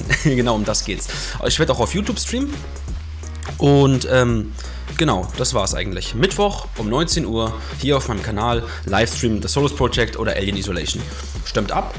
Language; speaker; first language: German; native; German